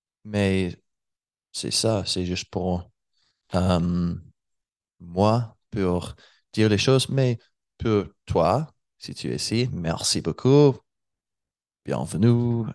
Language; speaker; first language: French; non-native, learner; English